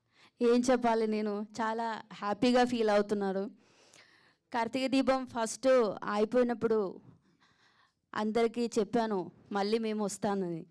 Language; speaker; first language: Telugu; non-native, learner; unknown